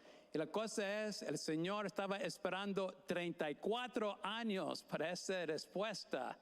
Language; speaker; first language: Spanish; non-native, fluent; English